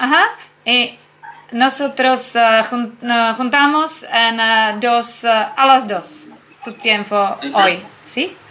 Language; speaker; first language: Spanish; non-native, learner; Czech